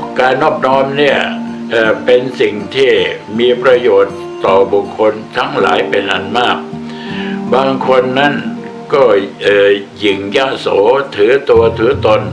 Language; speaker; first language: Thai; native; Thai